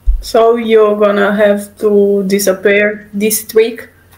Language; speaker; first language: English; non-native, learner; Romanian